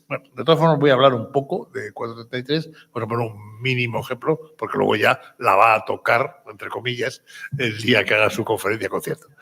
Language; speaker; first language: Spanish; native; Spanish